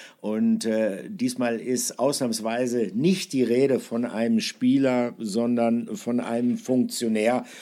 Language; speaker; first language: German; native; German